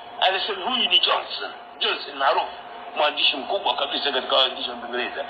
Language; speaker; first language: Swahili; native; Swahili